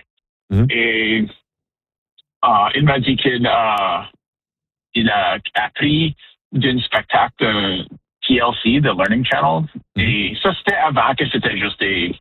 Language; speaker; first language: French; non-native, local second language; English